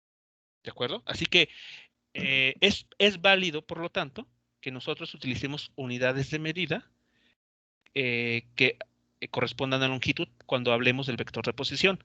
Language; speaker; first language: Spanish; native; Spanish